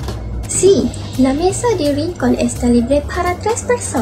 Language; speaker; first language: Spanish; non-native, learner; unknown